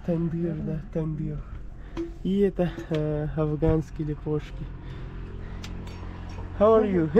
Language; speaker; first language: Russian; non-native, learner; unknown